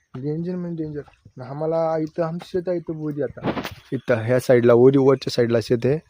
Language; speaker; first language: Marathi; non-native, local second language; Lambadi